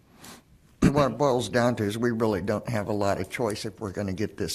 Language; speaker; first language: English; native; English